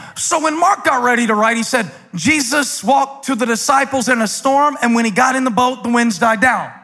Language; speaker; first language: English; native; English